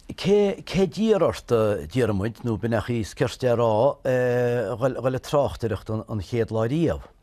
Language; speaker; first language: Irish; native; Irish